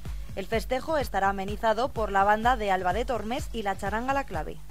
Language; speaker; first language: Spanish; native; Spanish